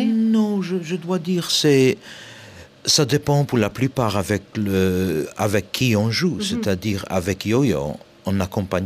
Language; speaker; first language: French; non-native, fluent; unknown